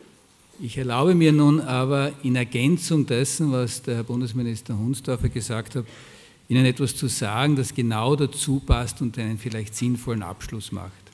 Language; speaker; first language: German; native; German